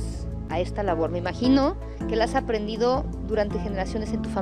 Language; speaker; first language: Spanish; native; Spanish